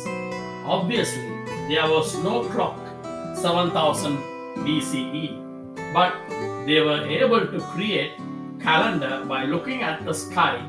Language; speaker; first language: English; non-native, local second language; Tamil